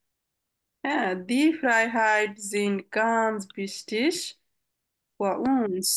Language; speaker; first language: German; non-native, fluent; Bangla